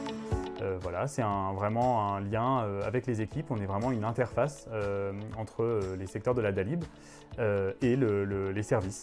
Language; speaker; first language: French; native; French